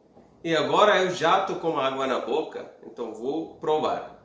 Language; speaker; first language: Portuguese; non-native, fluent; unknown